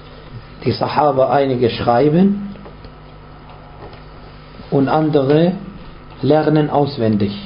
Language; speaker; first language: German; non-native, fluent; Arabic